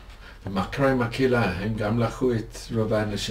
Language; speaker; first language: Hebrew; non-native, learner; English